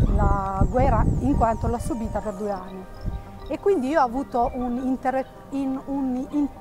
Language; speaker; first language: Italian; non-native, fluent; Albanian